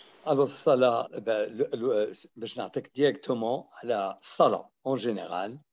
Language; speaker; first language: French; non-native, local second language; Arabic